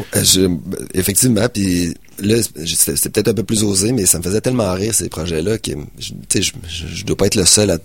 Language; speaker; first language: French; native; French